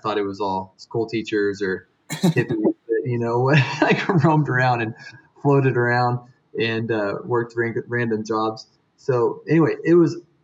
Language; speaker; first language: English; native; English